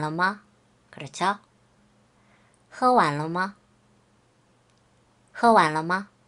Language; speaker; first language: Chinese; non-native, fluent; Korean